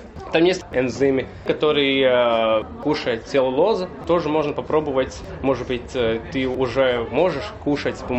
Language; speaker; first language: Russian; non-native, local second language; Latvian